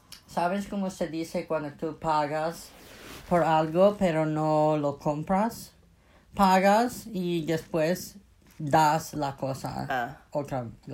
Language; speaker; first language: Spanish; non-native, fluent; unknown